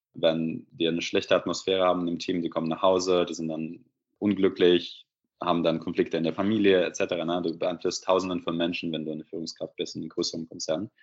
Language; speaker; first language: German; non-native, fluent; Russian